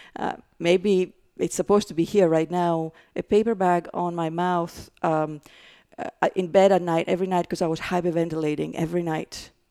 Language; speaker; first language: English; non-native, fluent; Greek